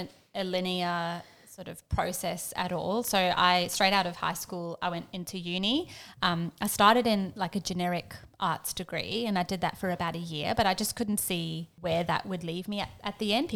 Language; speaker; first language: English; native; English